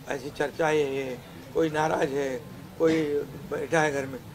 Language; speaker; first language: Hindi; non-native, local second language; Marathi